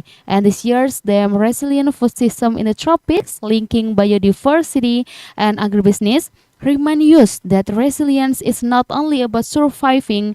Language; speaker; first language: English; non-native, learner; Indonesian